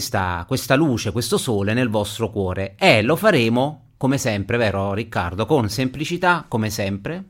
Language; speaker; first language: Italian; native; Italian